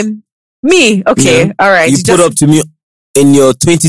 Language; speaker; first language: English; non-native, local second language; Yoruba